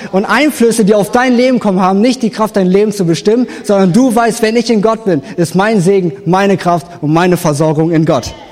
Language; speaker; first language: German; native; German